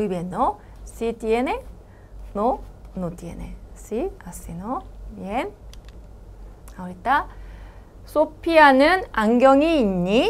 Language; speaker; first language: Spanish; non-native, learner; Korean